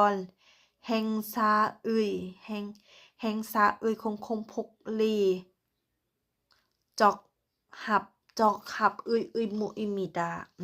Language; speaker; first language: Korean; non-native, learner; Thai